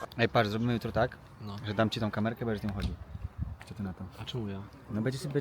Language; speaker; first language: Polish; native; Polish